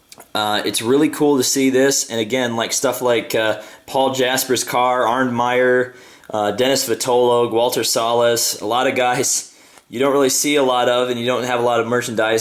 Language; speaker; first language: English; native; English